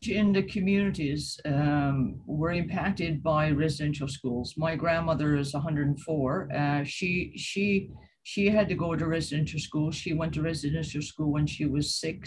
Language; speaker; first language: English; native; English